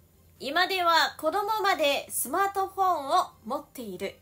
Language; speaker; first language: Japanese; non-native, fluent; Chinese